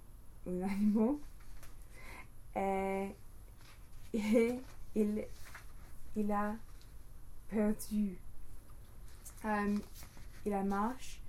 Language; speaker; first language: French; non-native, learner; English